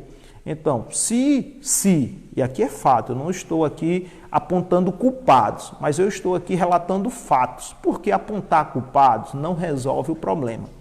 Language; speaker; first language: Portuguese; native; Portuguese